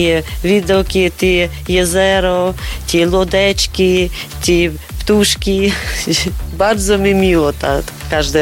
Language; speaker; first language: Polish; non-native, learner; Ukrainian